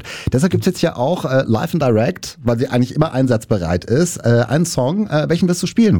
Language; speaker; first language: German; native; German